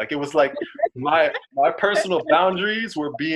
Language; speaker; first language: English; native; English